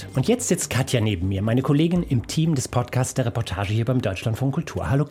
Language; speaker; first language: German; native; German